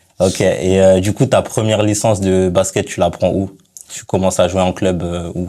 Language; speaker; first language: French; native; French